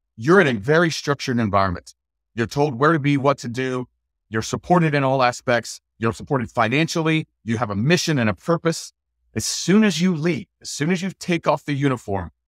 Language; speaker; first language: English; native; English